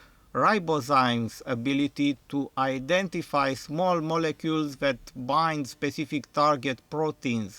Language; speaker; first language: English; non-native, fluent; Romanian